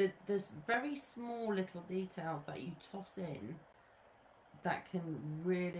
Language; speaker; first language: English; native; English